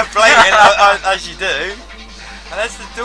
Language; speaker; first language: English; native; English